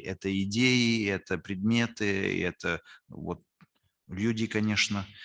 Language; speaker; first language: Russian; non-native, fluent; French